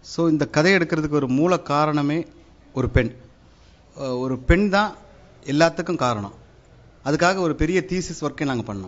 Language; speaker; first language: Tamil; native; Tamil